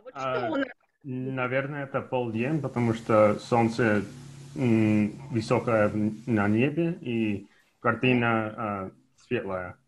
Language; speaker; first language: Russian; non-native, learner; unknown